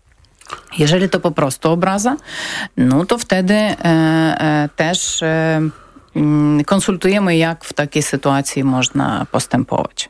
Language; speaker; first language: Polish; non-native, local second language; Ukrainian